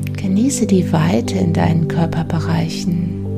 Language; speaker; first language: German; native; German